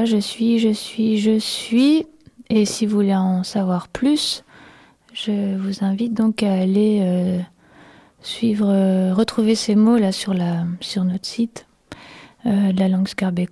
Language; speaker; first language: French; native; French